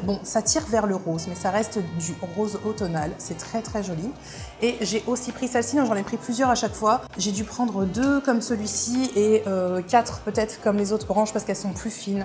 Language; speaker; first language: French; native; French